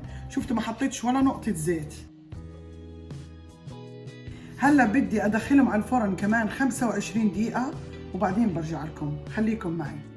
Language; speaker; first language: Arabic; native; Arabic